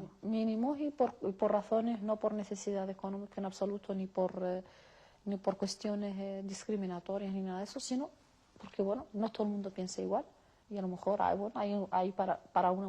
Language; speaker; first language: Spanish; non-native, local second language; Arabic